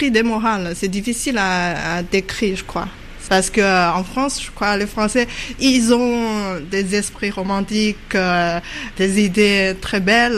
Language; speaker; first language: French; non-native, fluent; Chinese